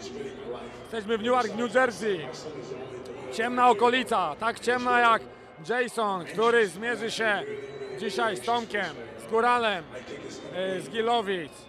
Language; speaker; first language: Polish; native; Polish